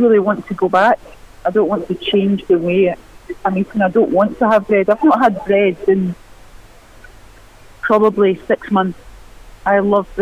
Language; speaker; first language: English; native; English